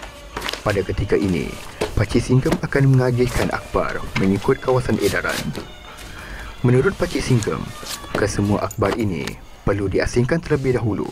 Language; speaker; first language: Malay; native; Malay